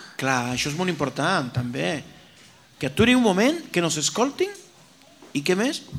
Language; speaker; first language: Catalan; non-native, fluent; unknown